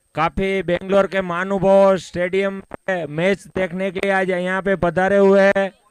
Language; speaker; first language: Hindi; non-native, local second language; Gujarati